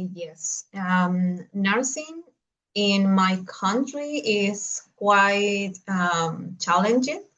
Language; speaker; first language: English; non-native, learner; Spanish